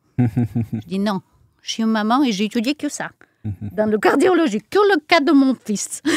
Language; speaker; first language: French; non-native, fluent; Romanian